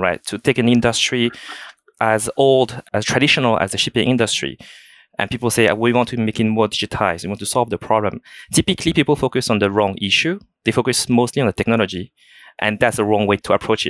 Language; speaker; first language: English; non-native, fluent; French